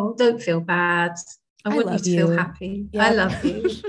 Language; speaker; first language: English; native; English